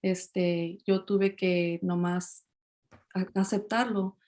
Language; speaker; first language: Spanish; early bilingual, heritage; Spanish